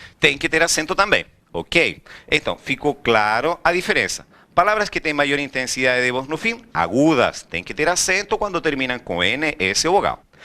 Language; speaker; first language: Portuguese; non-native, fluent; Spanish